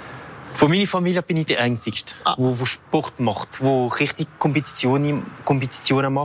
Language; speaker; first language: German; non-native, local second language; French